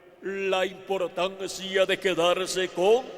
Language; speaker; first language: Spanish; native; Spanish